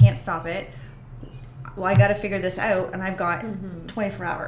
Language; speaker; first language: English; native; English